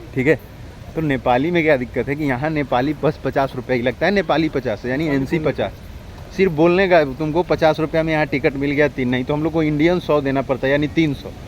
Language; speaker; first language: Hindi; native; Hindi